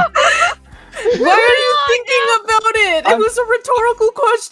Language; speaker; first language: English; native; English